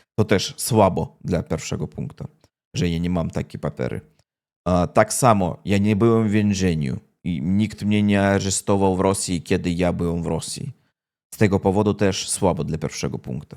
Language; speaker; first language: Polish; non-native, learner; Russian